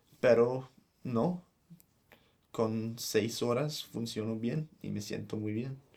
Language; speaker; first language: Spanish; non-native, fluent; English